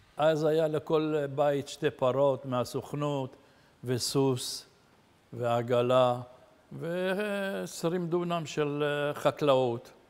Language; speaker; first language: Hebrew; early bilingual, other home language; Arabic